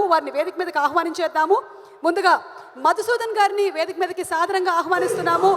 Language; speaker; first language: Telugu; native; Telugu